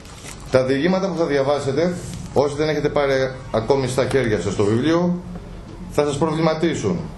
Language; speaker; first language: Greek; native; Greek